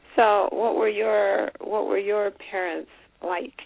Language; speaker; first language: English; non-native, local second language; Shona